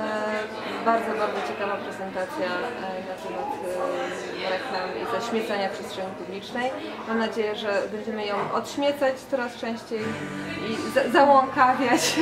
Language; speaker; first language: Polish; native; Polish